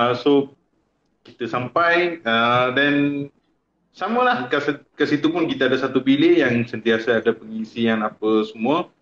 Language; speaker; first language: Malay; non-native, local second language; Tamil